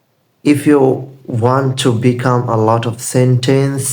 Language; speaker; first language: English; non-native, learner; Bangla